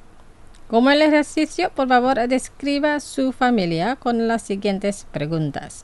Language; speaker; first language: Spanish; non-native, fluent; Indonesian